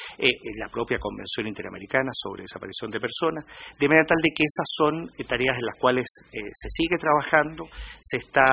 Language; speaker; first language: Spanish; native; Spanish